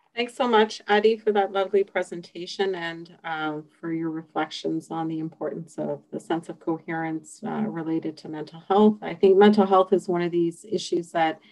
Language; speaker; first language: English; native; English